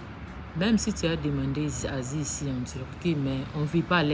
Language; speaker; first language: French; non-native, learner; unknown